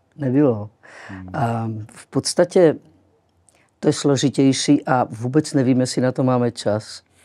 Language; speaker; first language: Czech; early bilingual, other home language; Greek